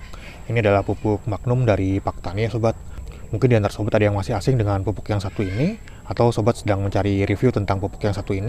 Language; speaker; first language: Indonesian; native; Indonesian